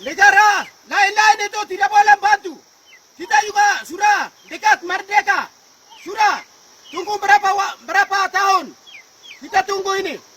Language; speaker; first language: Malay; non-native, local second language; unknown